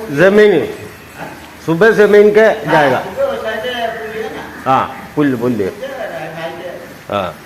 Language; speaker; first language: Hindi; non-native, local second language; Malayalam